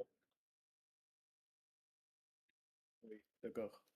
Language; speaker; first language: French; non-native, learner; Russian